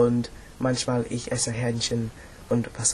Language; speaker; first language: German; non-native, learner; English